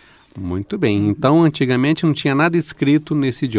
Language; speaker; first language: Portuguese; native; Portuguese